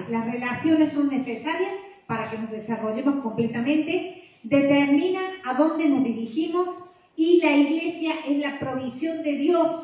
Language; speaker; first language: Spanish; native; Spanish